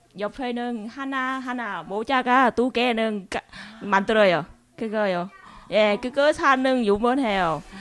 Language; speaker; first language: Korean; non-native, learner; Vietnamese